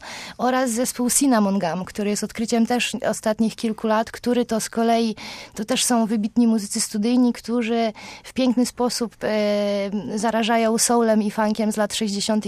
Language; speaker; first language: Polish; native; Polish